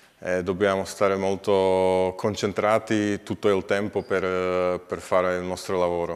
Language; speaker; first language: Italian; non-native, learner; Slovak